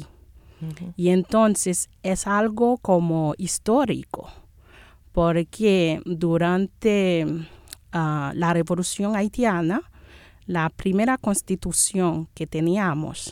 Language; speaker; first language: Spanish; non-native, fluent; Haitian Creole